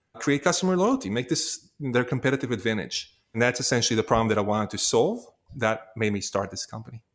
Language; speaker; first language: English; non-native, fluent; Hebrew